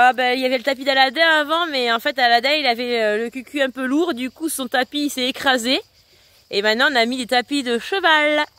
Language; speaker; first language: French; native; French